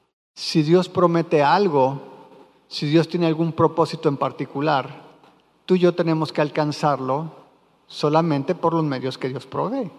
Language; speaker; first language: Spanish; native; Spanish